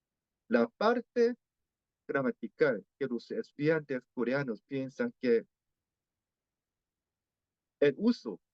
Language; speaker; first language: Spanish; non-native, fluent; Korean